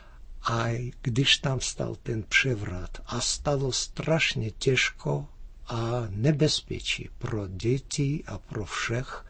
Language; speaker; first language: Czech; early bilingual, heritage; Czech